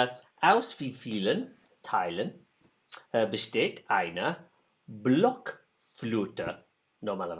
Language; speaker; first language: German; non-native, learner; English